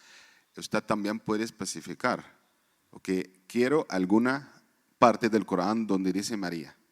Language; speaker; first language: Spanish; non-native, fluent; Arabic